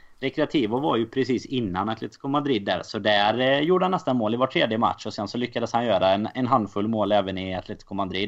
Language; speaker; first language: Swedish; native; Swedish